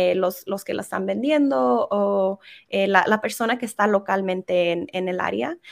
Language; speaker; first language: Spanish; early bilingual, heritage; Spanish